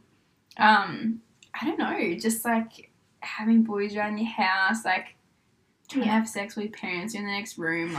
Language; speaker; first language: English; native; English